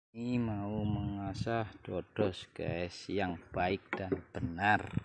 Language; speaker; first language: Indonesian; non-native, local second language; Javanese